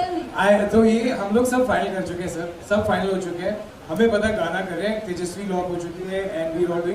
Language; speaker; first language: Hindi; native; Hindi